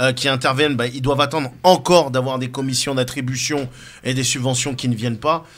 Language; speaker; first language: French; native; French